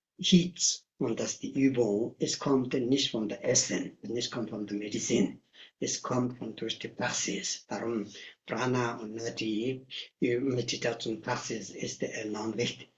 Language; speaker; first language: German; non-native, learner; Tibetan